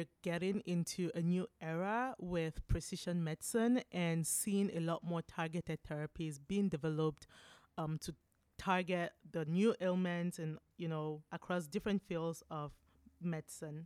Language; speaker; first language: English; non-native, local second language; French